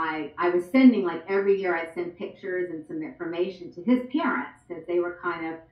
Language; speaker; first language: English; native; English